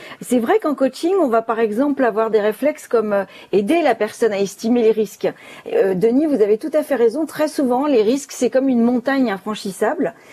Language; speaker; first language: French; native; French